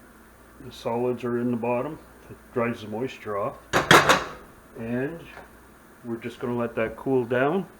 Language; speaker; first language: English; native; English